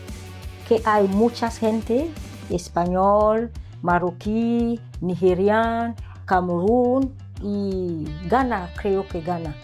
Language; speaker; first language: Spanish; non-native, learner; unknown